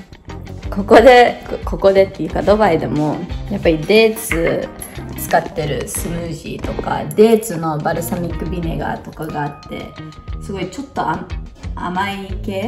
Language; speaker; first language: Japanese; early bilingual, heritage; Japanese